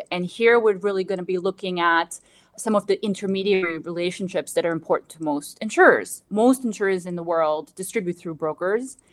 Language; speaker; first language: English; non-native, fluent; Bosnian